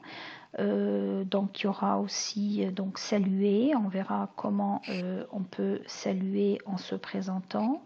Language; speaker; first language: French; non-native, local second language; Arabic